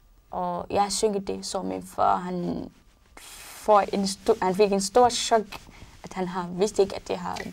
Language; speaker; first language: Danish; non-native, learner; Arabic